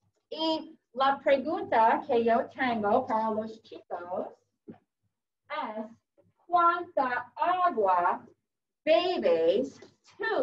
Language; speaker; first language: Spanish; non-native, fluent; English